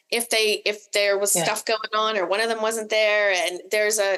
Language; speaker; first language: English; native; English